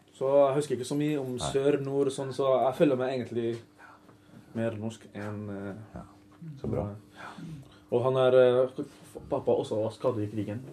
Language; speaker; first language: Norwegian; early bilingual, other home language; Arabic